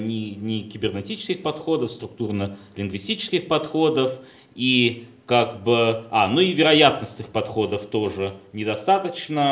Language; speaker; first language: Russian; native; Russian